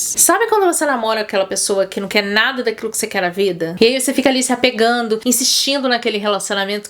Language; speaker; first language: Portuguese; native; Portuguese